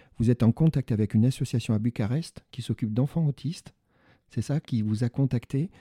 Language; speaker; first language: French; native; French